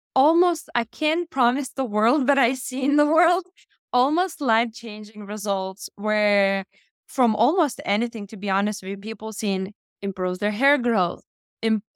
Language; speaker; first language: English; non-native, fluent; Lithuanian